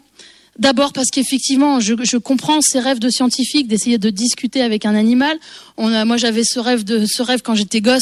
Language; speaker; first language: French; native; French